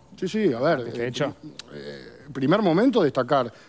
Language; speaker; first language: Spanish; native; Spanish